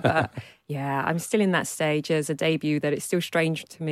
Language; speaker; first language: English; native; English